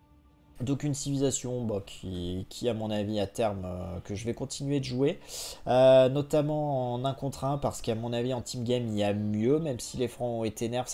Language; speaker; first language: French; native; French